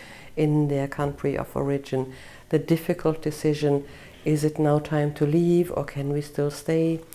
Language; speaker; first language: English; non-native, fluent; German